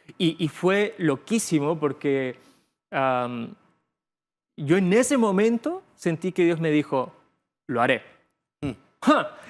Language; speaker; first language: Spanish; early bilingual, other home language; Bulgarian